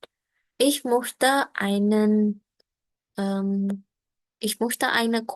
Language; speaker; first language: German; non-native, learner; Indonesian